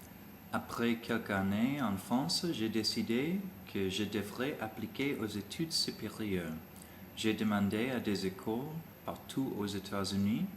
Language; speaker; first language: French; non-native, learner; English